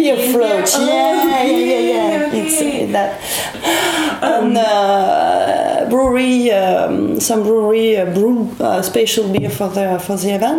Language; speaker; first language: English; non-native, learner; French